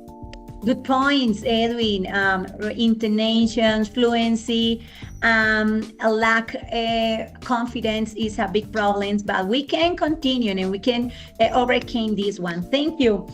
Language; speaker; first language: English; non-native, fluent; Spanish